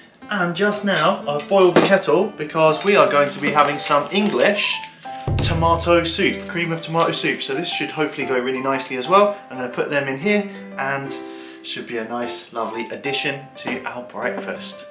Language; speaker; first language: English; native; English